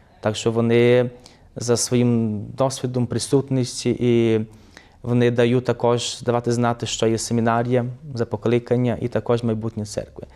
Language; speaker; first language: Ukrainian; early bilingual, heritage; Ukrainian